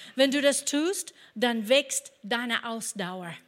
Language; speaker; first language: German; non-native, fluent; English